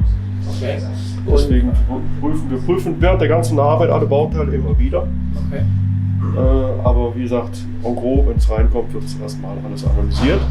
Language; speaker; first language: German; native; German